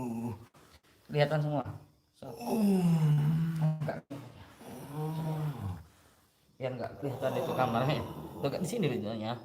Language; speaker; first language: Indonesian; native; Indonesian